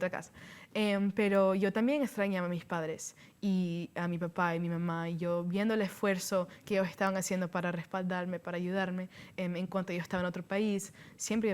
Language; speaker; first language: Spanish; early bilingual, heritage; Spanish